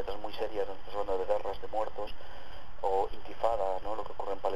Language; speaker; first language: Spanish; native; Spanish